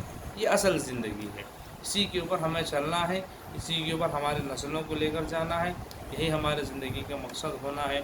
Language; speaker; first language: Urdu; native; Urdu